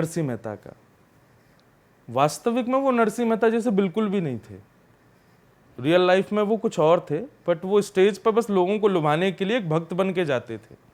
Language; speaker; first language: Hindi; native; Hindi